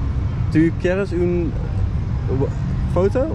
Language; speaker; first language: Spanish; non-native, learner; Dutch